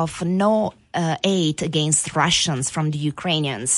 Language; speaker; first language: English; non-native, fluent; Italian